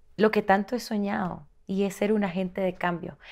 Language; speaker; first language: Spanish; native; Spanish